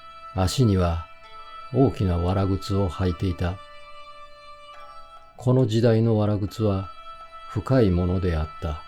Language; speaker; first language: Japanese; native; Japanese